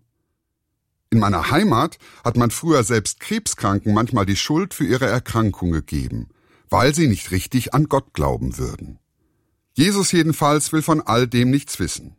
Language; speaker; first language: German; native; German